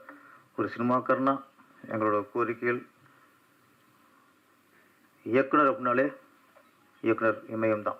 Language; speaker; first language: Tamil; native; Tamil